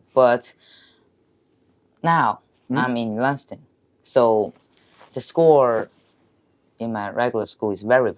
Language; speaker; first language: English; non-native, learner; Chinese